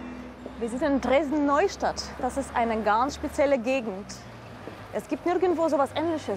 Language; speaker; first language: German; non-native, fluent; Russian